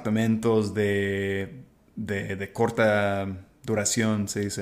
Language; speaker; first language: Spanish; non-native, fluent; English